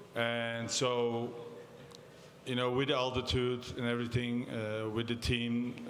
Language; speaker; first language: English; non-native, fluent; Dutch